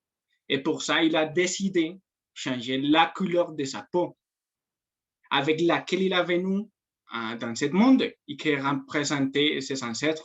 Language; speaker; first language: French; non-native, fluent; Spanish